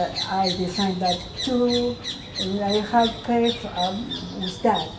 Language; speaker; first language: English; non-native, learner; Spanish